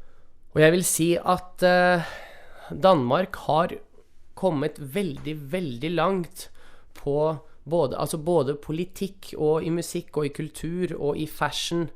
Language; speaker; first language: Norwegian; early bilingual, other home language; Russian